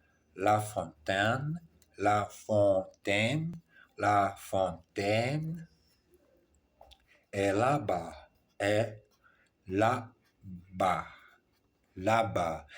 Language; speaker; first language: French; non-native, learner; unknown